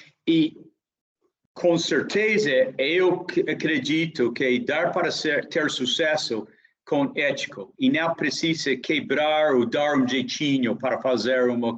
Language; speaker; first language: Portuguese; non-native, fluent; English